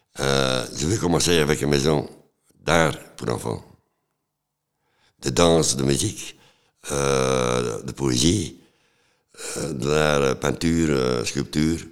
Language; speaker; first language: French; non-native, local second language; Dutch